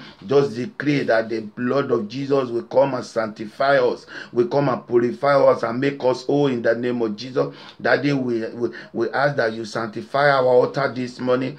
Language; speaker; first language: English; non-native, local second language; Yoruba